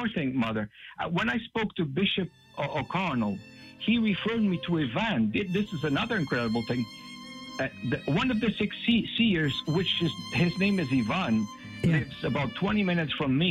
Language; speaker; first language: English; non-native, fluent; Portuguese